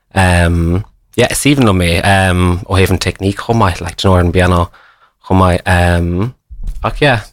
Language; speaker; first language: Irish; non-native, local second language; English